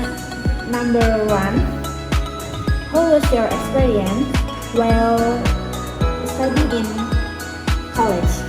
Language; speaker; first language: English; non-native, learner; Indonesian